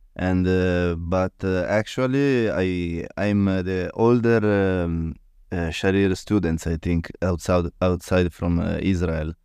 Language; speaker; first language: English; non-native, learner; Italian